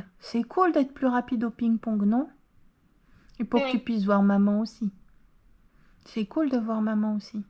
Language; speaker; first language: French; native; French